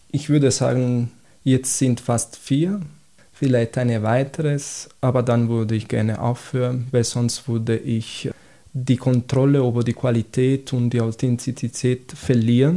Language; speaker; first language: German; non-native, fluent; Italian